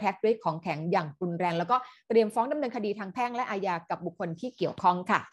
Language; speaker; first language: Thai; native; Thai